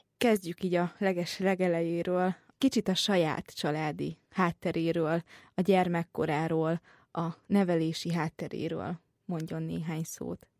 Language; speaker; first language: Hungarian; native; Hungarian